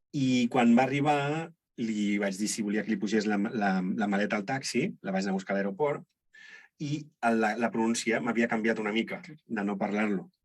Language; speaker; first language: Catalan; native; Catalan